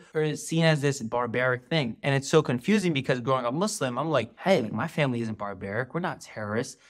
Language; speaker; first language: English; native; English